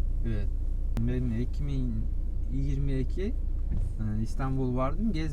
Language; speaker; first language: Turkish; non-native, learner; Kyrgyz